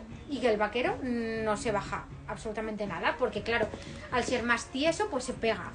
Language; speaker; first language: Spanish; native; Spanish